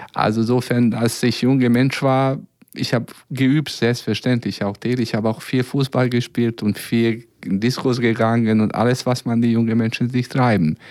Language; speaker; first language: German; non-native, fluent; Serbian